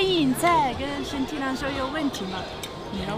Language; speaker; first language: Chinese; non-native, fluent; Italian